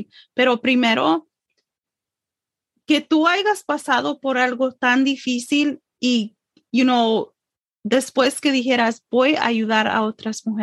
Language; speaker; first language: Spanish; early bilingual, heritage; English